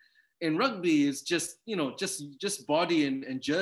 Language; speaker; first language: English; native; English